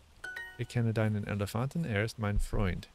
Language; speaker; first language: German; non-native, learner; English